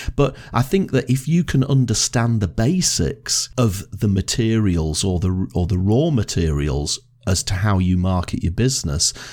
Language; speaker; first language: English; native; English